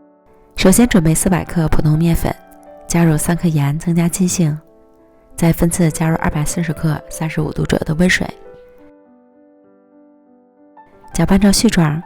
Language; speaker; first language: Chinese; native; Chinese